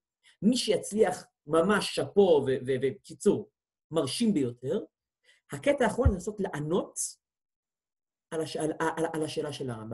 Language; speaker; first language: Hebrew; native; Hebrew